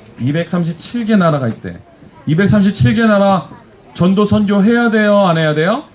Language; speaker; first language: Korean; native; Korean